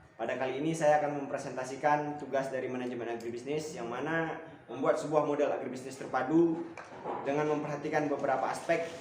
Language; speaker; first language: Indonesian; native; Indonesian